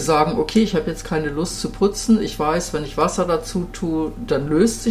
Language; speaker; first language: German; native; German